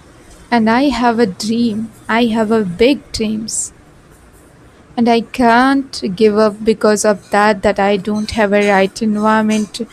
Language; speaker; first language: English; non-native, learner; Bhojpuri